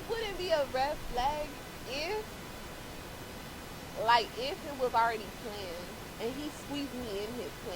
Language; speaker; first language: English; native; English